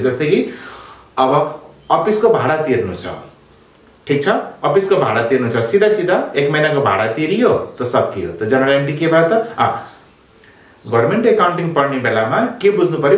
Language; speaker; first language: Nepali; native; Nepali